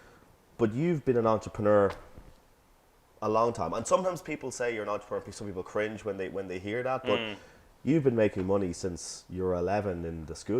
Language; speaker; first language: English; native; English